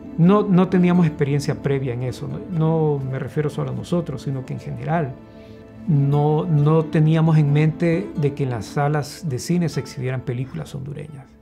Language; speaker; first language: Spanish; native; Spanish